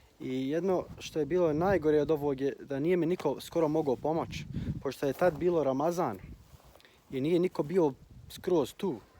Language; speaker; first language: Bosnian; early bilingual, heritage; Croatian